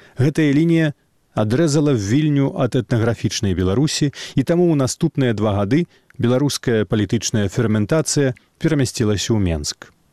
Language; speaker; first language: Belarusian; native; Belarusian